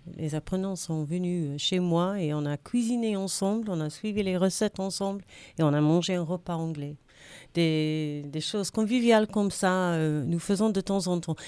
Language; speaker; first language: French; non-native, fluent; English